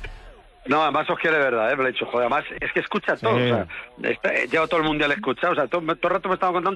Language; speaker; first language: Spanish; native; Spanish